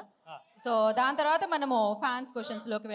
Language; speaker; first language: Telugu; native; Telugu